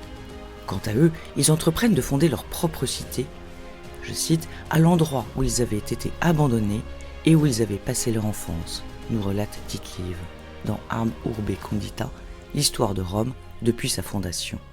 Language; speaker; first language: French; native; French